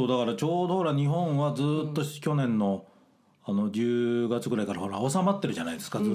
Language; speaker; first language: Japanese; native; Japanese